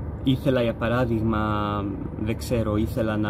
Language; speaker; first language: Greek; non-native, fluent; Arabic